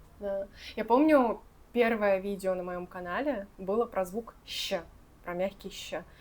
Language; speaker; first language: Russian; native; Russian